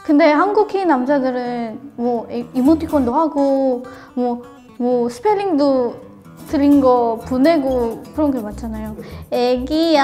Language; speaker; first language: Korean; non-native, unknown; Filipino